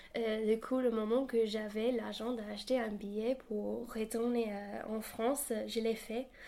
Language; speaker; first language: French; non-native, fluent; English